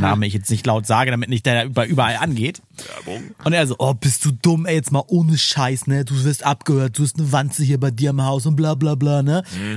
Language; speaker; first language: German; native; German